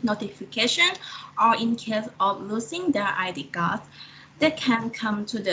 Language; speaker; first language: English; non-native, fluent; Thai